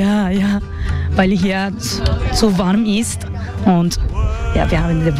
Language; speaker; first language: German; non-native, fluent; Spanish